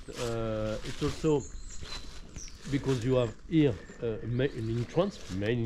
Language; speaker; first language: English; non-native, learner; French